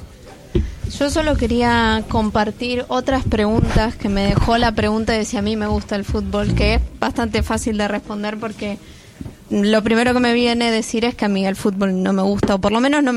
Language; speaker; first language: Spanish; native; Spanish